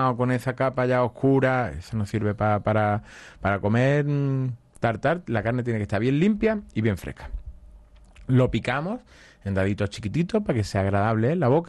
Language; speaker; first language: Spanish; native; Spanish